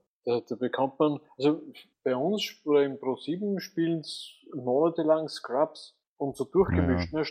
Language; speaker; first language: German; native; German